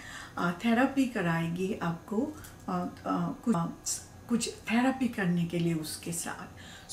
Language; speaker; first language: Hindi; non-native, learner; Bangla